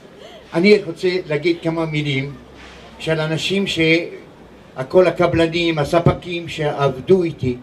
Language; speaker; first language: Hebrew; non-native, learner; French